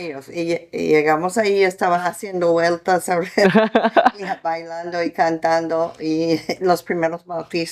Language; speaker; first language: Spanish; non-native, fluent; English